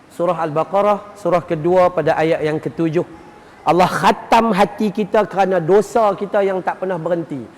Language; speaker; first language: Malay; native; Malay